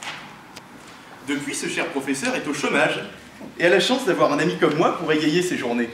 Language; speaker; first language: French; native; French